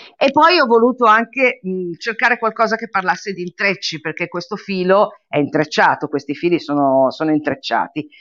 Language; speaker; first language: Italian; native; Italian